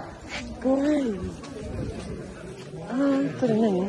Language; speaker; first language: Japanese; non-native, learner; Filipino